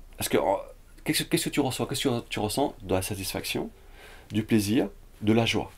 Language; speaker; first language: French; early bilingual, other home language; Vietnamese